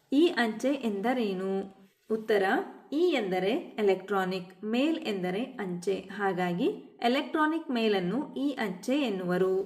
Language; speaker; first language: Kannada; native; Kannada